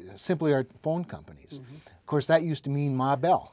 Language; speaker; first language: English; native; English